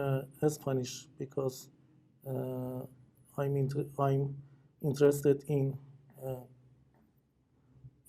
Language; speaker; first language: English; non-native, learner; Persian